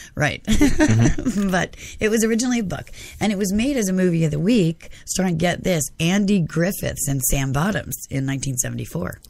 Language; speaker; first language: English; native; English